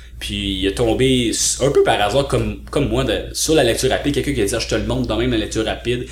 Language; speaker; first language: French; native; French